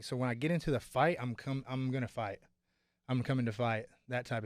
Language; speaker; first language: English; native; English